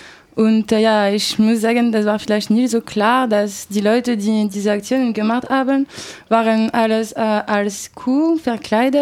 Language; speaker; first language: German; non-native, learner; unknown